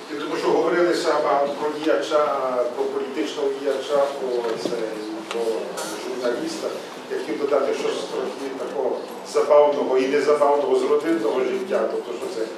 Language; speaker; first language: Ukrainian; early bilingual, heritage; Ukrainian